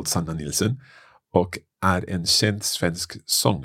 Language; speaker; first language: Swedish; non-native, learner; English